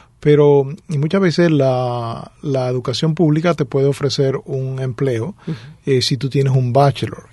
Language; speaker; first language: Spanish; native; Spanish